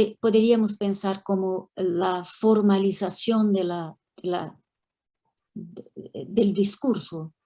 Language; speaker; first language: Spanish; non-native, fluent; Portuguese